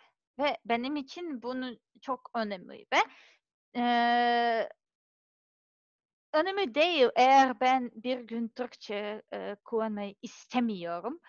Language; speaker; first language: Turkish; non-native, learner; Serbian